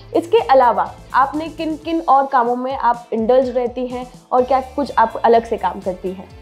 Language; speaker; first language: Hindi; native; Hindi